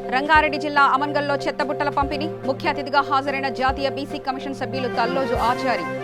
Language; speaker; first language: Telugu; native; Telugu